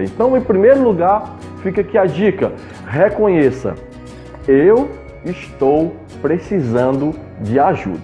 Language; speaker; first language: Portuguese; native; Portuguese